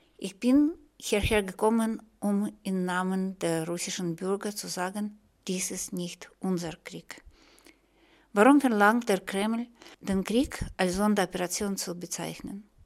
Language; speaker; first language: German; non-native, fluent; Russian